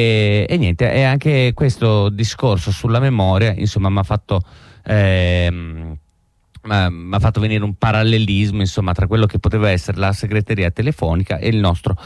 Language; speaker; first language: Italian; native; Italian